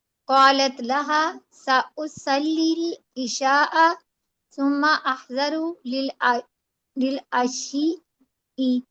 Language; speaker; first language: Arabic; non-native, learner; Urdu